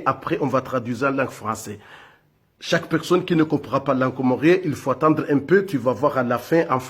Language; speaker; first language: French; non-native, local second language; Comorian